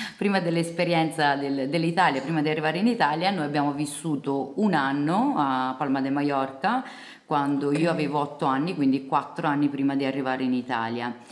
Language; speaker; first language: Italian; early bilingual, other home language; Serbian